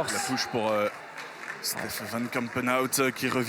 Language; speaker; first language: French; native; French